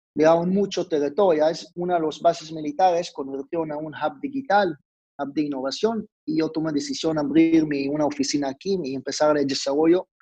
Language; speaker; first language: Spanish; non-native, fluent; Hebrew